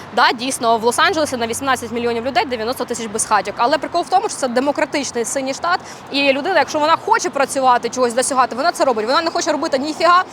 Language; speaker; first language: Ukrainian; native; Ukrainian